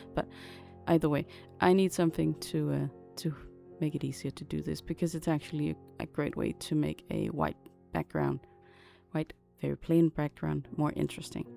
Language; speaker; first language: English; non-native, fluent; Danish